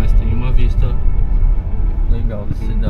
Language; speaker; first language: Portuguese; native; Portuguese